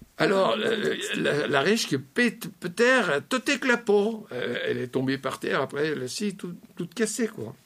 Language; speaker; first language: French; native; French